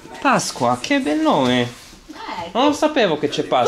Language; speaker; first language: Italian; non-native, learner; English